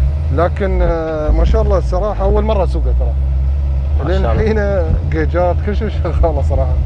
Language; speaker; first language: Arabic; native; Arabic